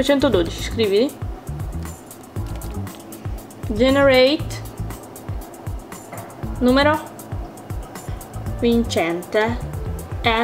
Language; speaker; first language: Italian; native; Italian